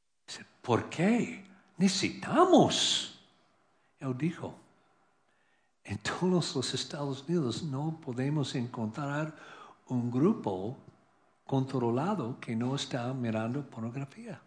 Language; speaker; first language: Spanish; non-native, learner; English